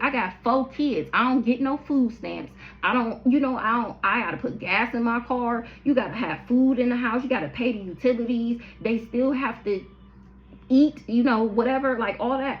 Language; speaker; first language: English; native; English